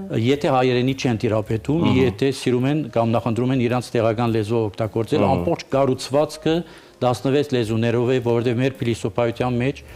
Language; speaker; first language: Armenian; early bilingual, heritage; Armenian